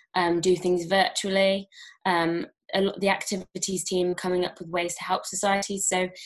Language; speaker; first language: English; native; English